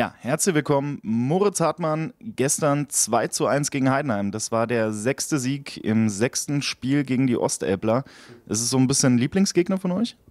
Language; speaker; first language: German; native; German